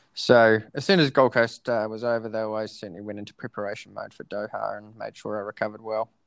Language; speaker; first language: English; native; English